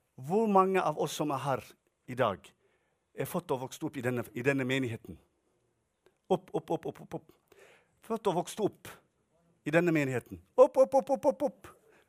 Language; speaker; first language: Norwegian; non-native, fluent; Tigrinya